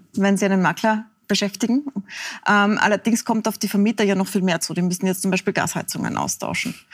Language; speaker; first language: German; native; German